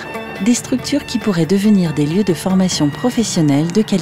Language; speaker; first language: French; native; French